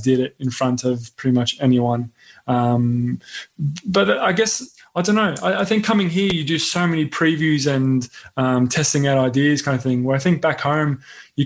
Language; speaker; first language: English; native; English